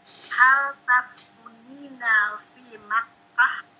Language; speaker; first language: Arabic; non-native, learner; Indonesian